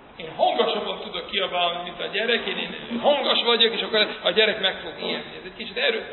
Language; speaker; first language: Hungarian; early bilingual, heritage; Hungarian